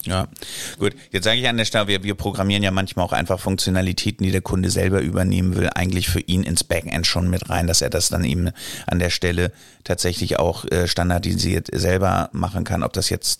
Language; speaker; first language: German; native; German